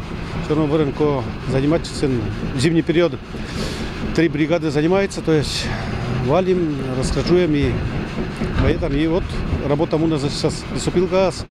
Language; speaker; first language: Russian; non-native, local second language; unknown